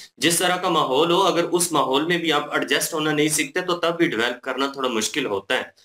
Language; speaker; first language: Urdu; non-native, local second language; Punjabi